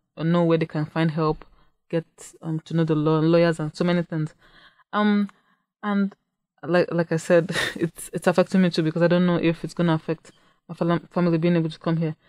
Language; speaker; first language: English; non-native, local second language; Yoruba